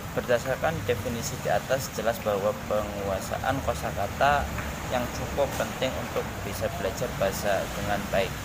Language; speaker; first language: Indonesian; native; Indonesian